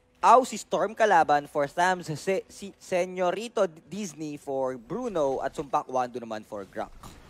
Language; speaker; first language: Filipino; native; Filipino